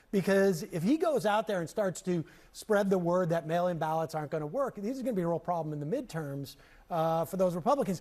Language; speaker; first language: English; native; English